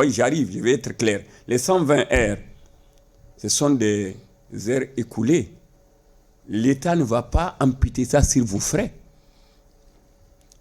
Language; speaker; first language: French; non-native, local second language; Bambara